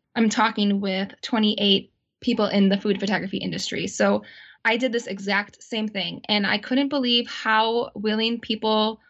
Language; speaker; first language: English; native; English